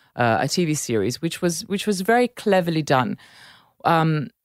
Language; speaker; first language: English; non-native, fluent; Italian